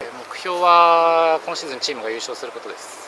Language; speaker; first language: Japanese; native; Japanese